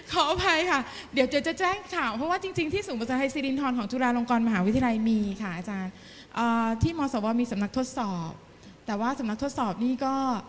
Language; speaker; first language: Thai; native; Thai